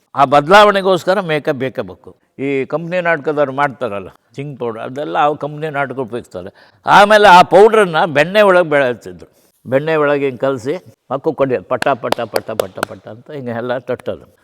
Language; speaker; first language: Kannada; native; Kannada